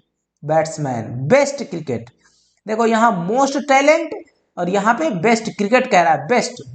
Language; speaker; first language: Hindi; native; Hindi